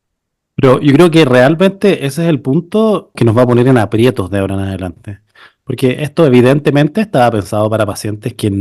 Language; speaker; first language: Spanish; native; Spanish